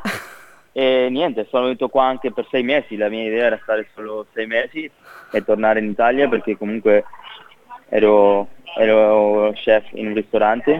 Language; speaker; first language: Italian; non-native, fluent; Spanish